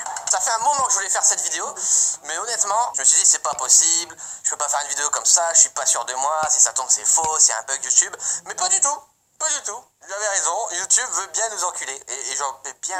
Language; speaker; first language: French; native; French